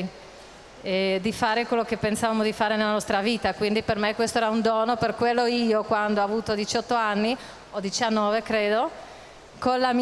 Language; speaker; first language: Italian; non-native, fluent; Czech